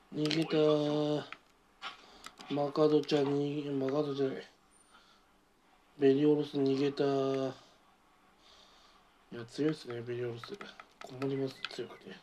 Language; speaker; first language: Japanese; native; Japanese